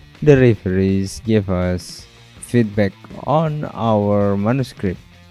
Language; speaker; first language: English; non-native, fluent; Indonesian